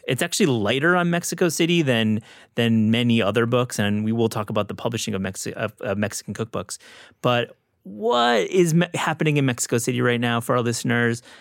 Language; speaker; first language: English; native; English